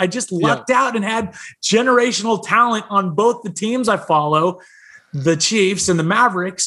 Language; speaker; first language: English; native; English